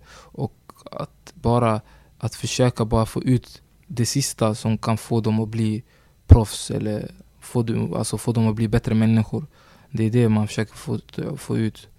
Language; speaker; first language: Swedish; early bilingual, other home language; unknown